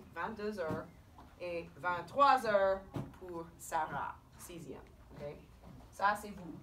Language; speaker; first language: French; non-native, fluent; English